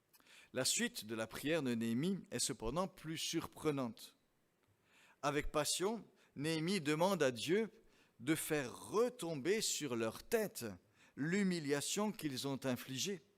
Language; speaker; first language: French; native; French